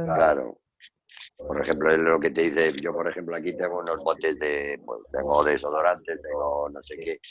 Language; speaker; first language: Spanish; native; Spanish